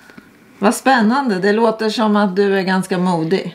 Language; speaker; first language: Swedish; native; Swedish